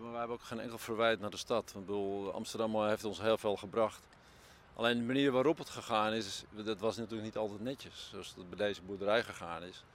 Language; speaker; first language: Dutch; native; Dutch